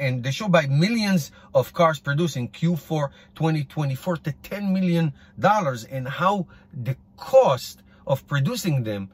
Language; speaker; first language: English; non-native, fluent; Hebrew